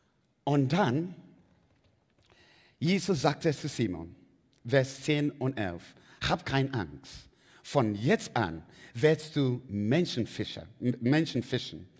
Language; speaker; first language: German; non-native, fluent; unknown